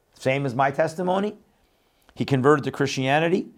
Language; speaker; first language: English; non-native, fluent; Persian